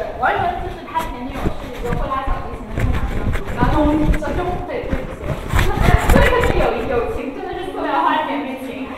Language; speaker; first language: Chinese; non-native, local second language; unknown